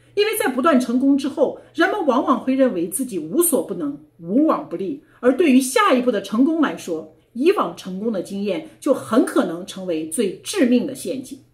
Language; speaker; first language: Chinese; native; Chinese